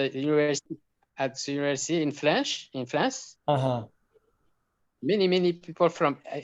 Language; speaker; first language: English; non-native, local second language; Arabic